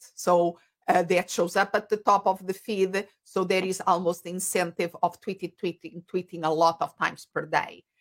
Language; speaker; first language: English; non-native, fluent; Portuguese